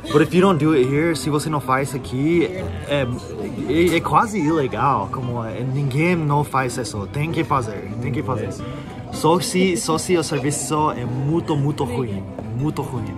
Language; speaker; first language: Portuguese; non-native, learner; English